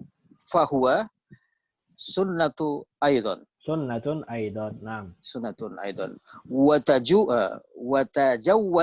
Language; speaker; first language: Arabic; non-native, learner; Indonesian